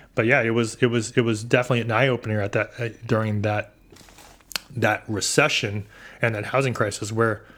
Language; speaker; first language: English; native; English